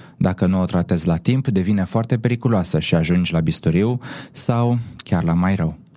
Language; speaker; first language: Romanian; native; Romanian